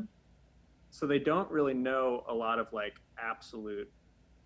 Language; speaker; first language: English; native; English